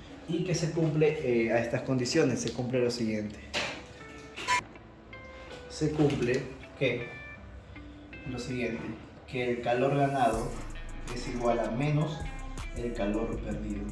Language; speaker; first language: Spanish; native; Spanish